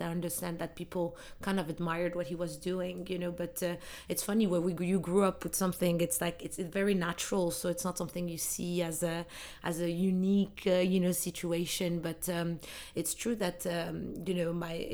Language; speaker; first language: English; non-native, fluent; Arabic